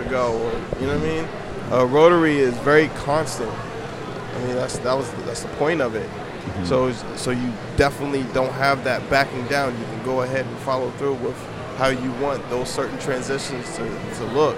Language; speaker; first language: English; native; English